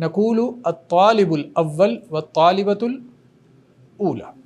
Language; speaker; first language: Arabic; non-native, fluent; Urdu